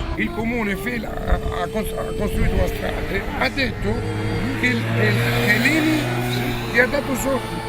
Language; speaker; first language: Italian; non-native, learner; Arabic